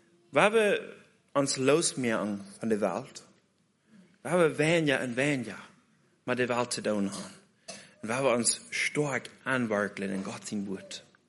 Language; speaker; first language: German; native; German